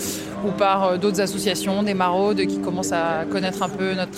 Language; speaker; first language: French; native; French